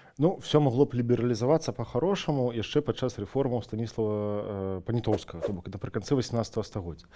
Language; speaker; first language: Belarusian; non-native, local second language; Russian